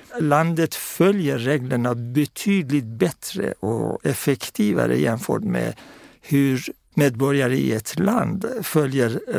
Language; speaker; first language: Swedish; non-native, fluent; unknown